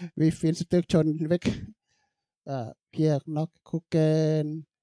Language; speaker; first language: German; non-native, learner; Thai